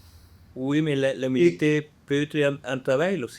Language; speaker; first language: French; non-native, fluent; Spanish